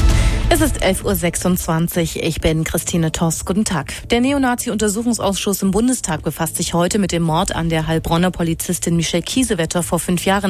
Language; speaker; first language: German; native; German